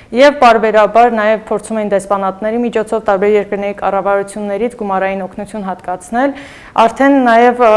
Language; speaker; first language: Armenian; native; Armenian